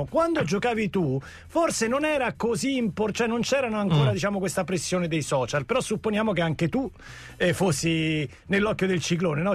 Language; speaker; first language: Italian; native; Italian